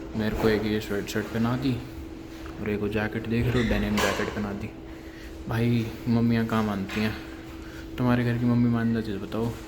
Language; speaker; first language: Hindi; native; Hindi